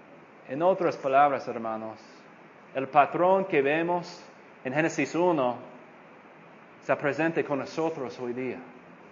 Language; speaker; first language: Spanish; non-native, fluent; English